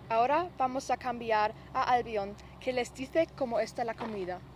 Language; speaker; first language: Spanish; non-native, learner; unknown